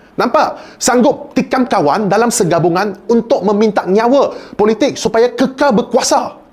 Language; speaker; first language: Malay; non-native, local second language; Chinese